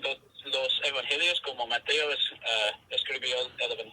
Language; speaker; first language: Spanish; non-native, fluent; English